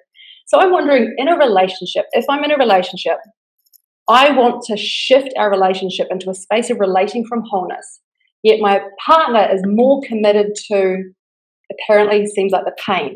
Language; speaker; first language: English; native; English